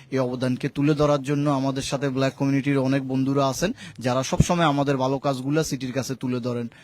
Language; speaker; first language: Bangla; native; Bangla